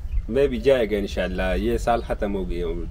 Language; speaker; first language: Hindi; non-native, local second language; Pashto